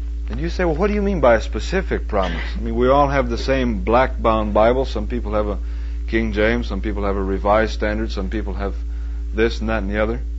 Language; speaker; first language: English; native; English